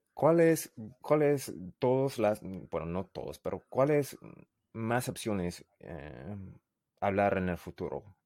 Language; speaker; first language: Spanish; non-native, learner; English